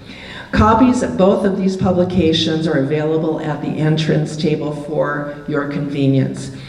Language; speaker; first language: English; native; English